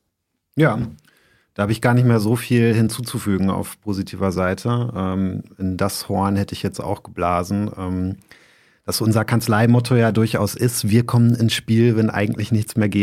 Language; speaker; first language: German; native; German